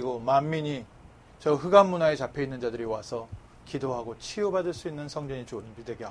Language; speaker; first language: Korean; native; Korean